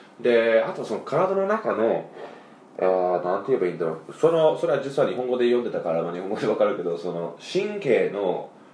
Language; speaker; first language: Japanese; non-native, fluent; English